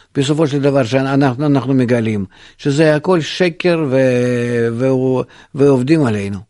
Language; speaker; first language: Hebrew; non-native, fluent; Russian